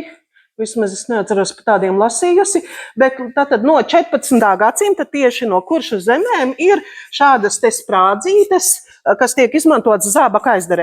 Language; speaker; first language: Latvian; native; Latvian